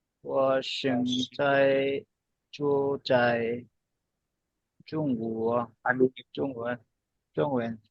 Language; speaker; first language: Chinese; non-native, learner; Bangla